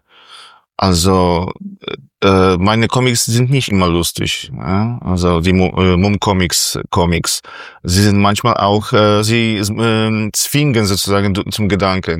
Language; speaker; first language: German; non-native, fluent; Polish